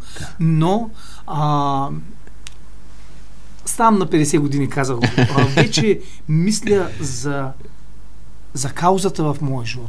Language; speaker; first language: Bulgarian; native; Bulgarian